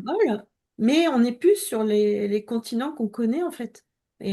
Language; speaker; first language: French; native; French